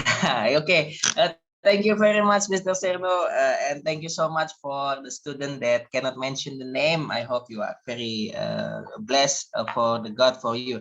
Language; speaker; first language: English; non-native, learner; Indonesian